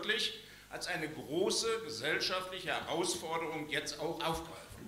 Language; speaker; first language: German; native; German